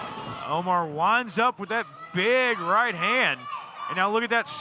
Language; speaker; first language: English; native; English